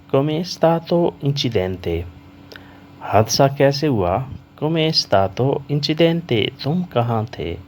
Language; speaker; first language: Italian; non-native, learner; Urdu